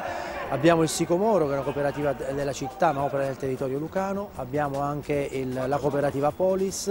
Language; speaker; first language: Italian; native; Italian